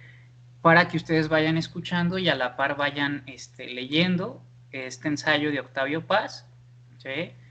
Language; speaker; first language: Spanish; native; Spanish